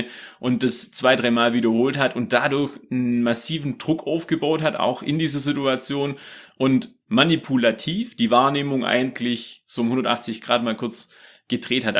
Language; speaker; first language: German; native; German